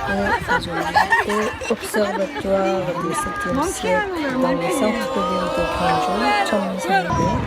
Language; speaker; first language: French; non-native, fluent; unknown